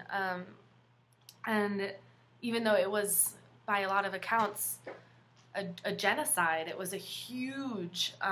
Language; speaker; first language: English; native; English